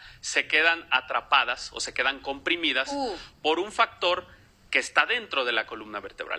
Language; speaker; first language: Spanish; native; Spanish